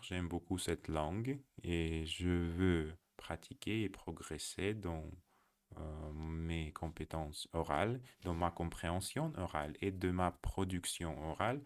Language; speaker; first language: French; non-native, learner; Russian